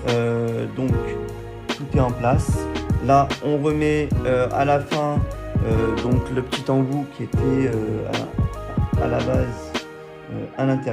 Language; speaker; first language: French; native; French